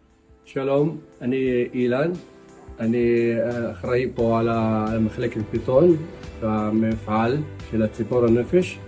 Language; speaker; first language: Hebrew; non-native, local second language; Arabic